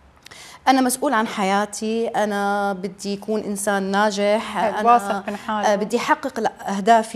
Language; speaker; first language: Arabic; native; Arabic